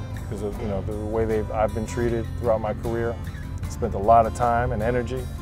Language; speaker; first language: English; native; English